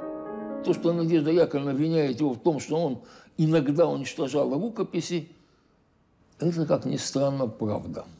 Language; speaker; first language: Russian; native; Russian